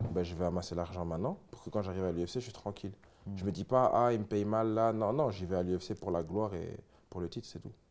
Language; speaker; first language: French; native; French